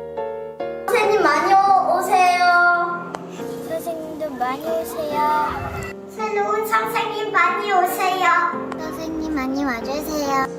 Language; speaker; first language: Korean; early bilingual, heritage; Korean